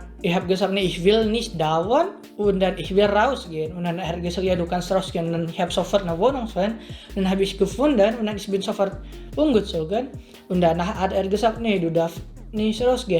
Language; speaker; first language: German; non-native, learner; Indonesian